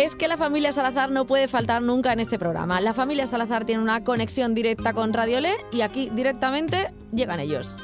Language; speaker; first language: Spanish; native; Spanish